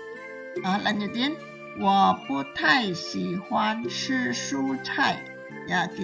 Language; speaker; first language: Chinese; non-native, fluent; Indonesian